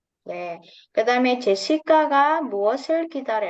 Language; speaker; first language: Korean; non-native, fluent; Indonesian